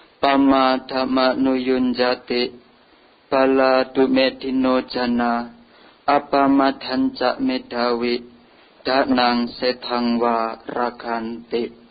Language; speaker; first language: Indonesian; non-native, local second language; Javanese